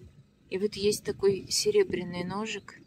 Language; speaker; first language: Czech; non-native, learner; Russian